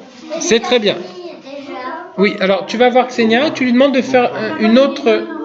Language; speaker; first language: French; native; French